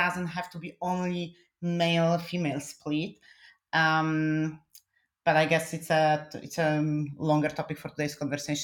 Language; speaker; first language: English; non-native, fluent; Polish